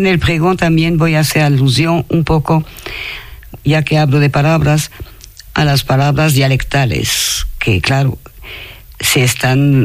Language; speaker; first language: Spanish; non-native, fluent; French